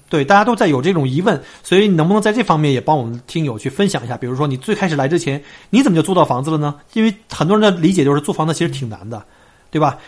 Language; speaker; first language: Chinese; native; Chinese